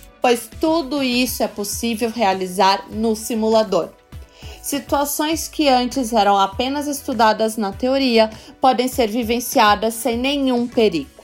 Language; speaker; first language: Portuguese; native; Portuguese